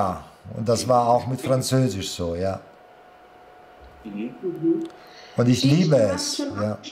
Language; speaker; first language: German; non-native, fluent; Italian